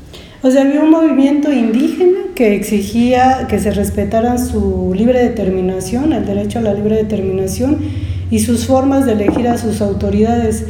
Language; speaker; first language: Spanish; native; Spanish